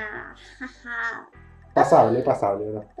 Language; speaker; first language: Spanish; native; Spanish